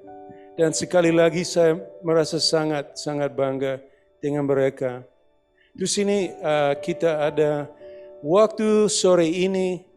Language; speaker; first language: Indonesian; non-native, fluent; English